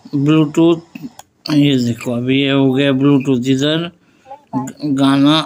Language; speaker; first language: Hindi; non-native, local second language; Marathi